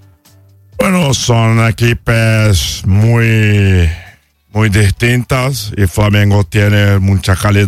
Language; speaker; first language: Spanish; non-native, fluent; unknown